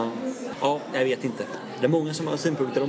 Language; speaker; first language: Swedish; native; Swedish